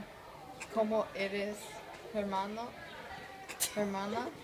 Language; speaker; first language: Spanish; non-native, learner; English